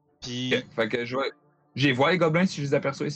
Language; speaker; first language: French; native; French